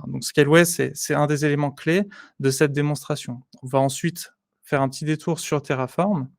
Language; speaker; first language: French; native; French